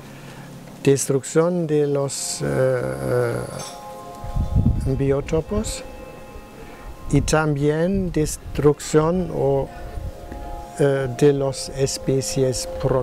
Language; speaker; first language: Spanish; non-native, learner; German